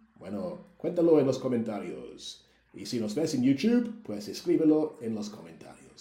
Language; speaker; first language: Spanish; native; Spanish